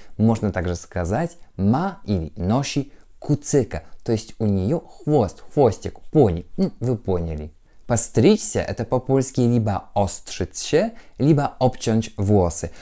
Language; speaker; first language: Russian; non-native, fluent; Polish